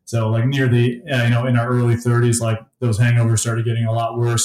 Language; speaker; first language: English; native; English